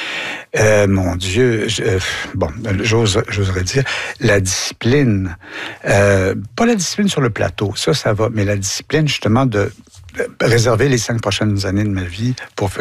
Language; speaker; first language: French; native; French